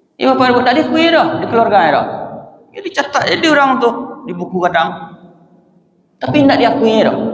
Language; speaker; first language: Malay; non-native, local second language; Minangkabau